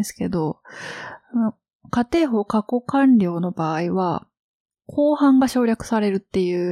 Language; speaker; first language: Japanese; native; Japanese